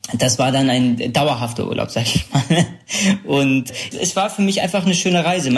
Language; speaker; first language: German; early bilingual, other home language; Central Kurdish